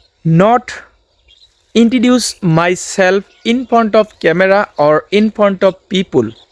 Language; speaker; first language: English; non-native, learner; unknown